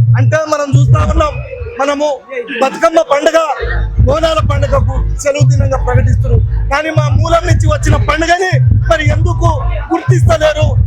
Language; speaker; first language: Telugu; non-native, local second language; Lambadi